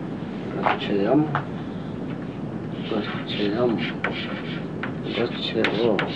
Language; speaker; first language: Russian; non-native, learner; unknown